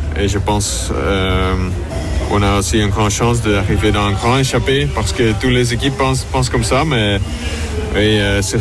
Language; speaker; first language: French; non-native, local second language; Dutch